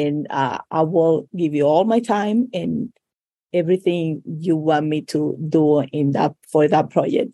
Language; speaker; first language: English; non-native, fluent; Spanish